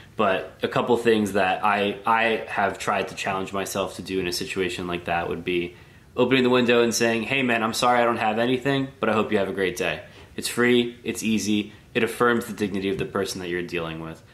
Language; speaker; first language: English; native; English